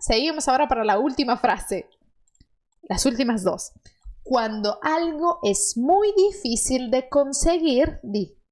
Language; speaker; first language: Spanish; non-native, fluent; Portuguese